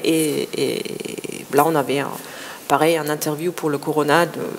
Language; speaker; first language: French; non-native, fluent; German